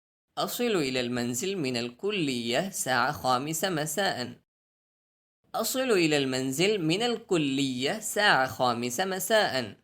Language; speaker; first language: Arabic; non-native, fluent; Urdu